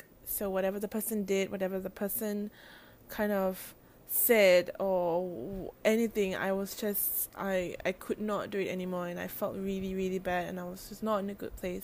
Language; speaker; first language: English; native; English